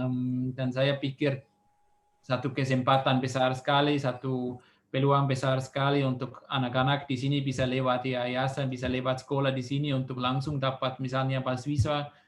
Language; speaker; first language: Indonesian; non-native, fluent; Swiss German